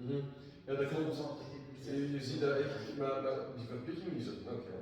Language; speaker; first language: Dutch; non-native, local second language; French